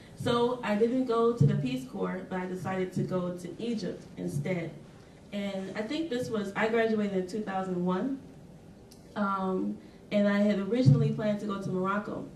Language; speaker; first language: English; native; English